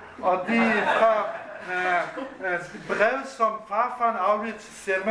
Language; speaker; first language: Danish; non-native, fluent; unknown